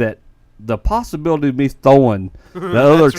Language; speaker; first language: English; native; English